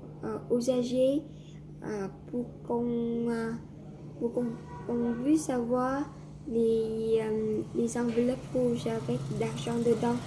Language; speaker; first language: French; non-native, learner; Vietnamese